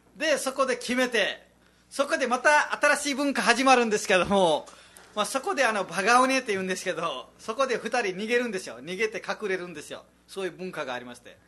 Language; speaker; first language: Japanese; non-native, fluent; Nepali